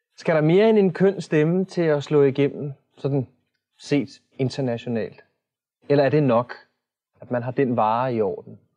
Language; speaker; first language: Danish; native; Danish